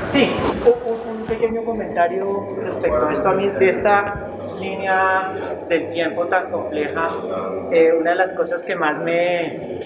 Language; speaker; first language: Spanish; native; Spanish